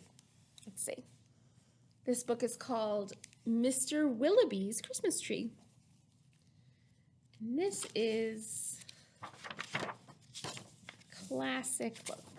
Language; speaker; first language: English; native; English